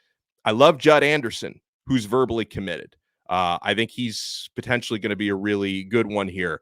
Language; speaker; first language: English; native; English